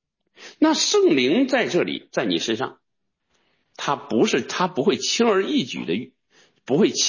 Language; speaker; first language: Chinese; native; Chinese